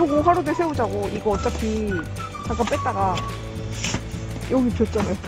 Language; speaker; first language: Korean; native; Korean